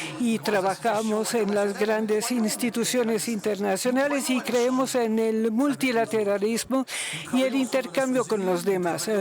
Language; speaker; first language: Spanish; non-native, fluent; Luxembourgish